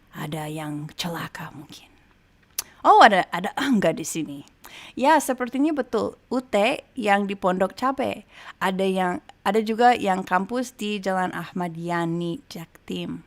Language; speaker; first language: Indonesian; non-native, fluent; English